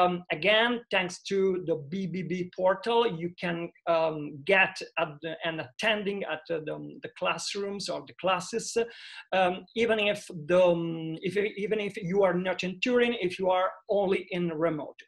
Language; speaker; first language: English; non-native, fluent; Italian